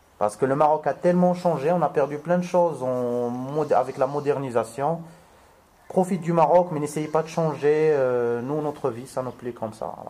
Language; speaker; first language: French; non-native, local second language; Arabic